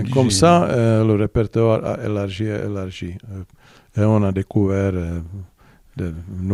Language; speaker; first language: French; non-native, learner; Czech